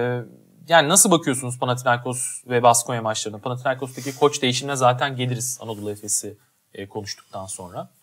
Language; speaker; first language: Turkish; native; Turkish